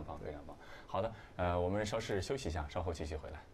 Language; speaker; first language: Chinese; native; Chinese